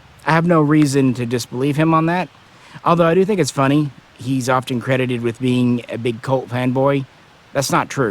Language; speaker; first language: English; native; English